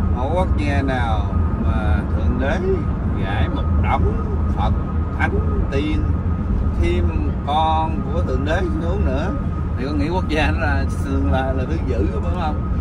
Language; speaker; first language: Vietnamese; native; Vietnamese